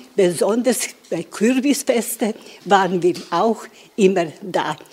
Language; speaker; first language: German; non-native, local second language; Serbian